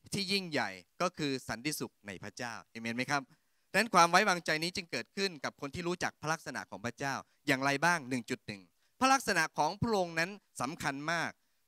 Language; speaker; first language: Thai; native; Thai